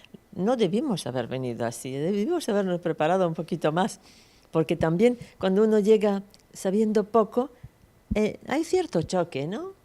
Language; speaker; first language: Spanish; non-native, fluent; Bulgarian